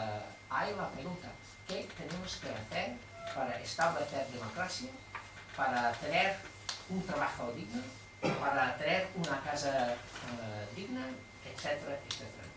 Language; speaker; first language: Spanish; non-native, fluent; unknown